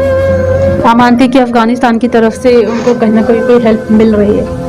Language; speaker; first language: Hindi; native; Hindi